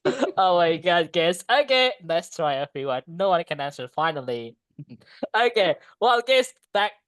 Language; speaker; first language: English; non-native, fluent; Indonesian